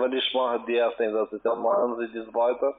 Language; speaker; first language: German; non-native, learner; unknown